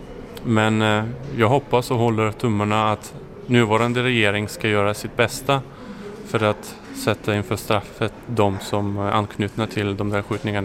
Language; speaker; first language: Swedish; non-native, fluent; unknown